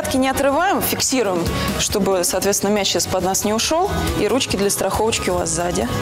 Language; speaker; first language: Russian; native; Russian